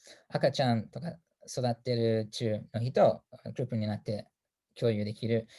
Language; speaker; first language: Japanese; non-native, fluent; English